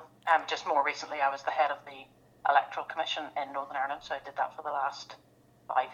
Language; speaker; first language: English; native; English